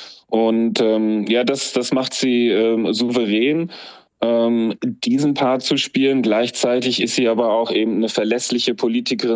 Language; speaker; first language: German; native; German